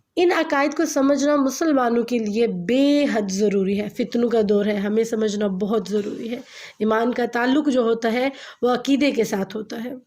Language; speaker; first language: Urdu; non-native, local second language; Punjabi